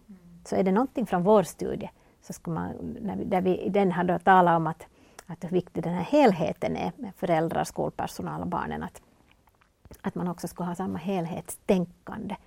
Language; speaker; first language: Swedish; native; Swedish